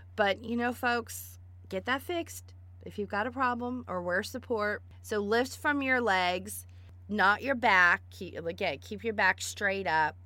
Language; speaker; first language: English; native; English